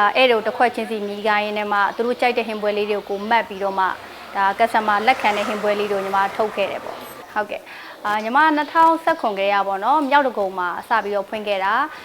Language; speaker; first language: Burmese; non-native, local second language; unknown